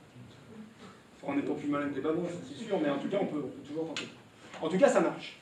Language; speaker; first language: French; native; French